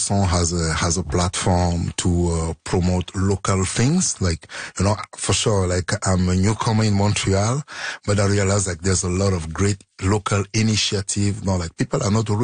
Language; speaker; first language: English; non-native, local second language; French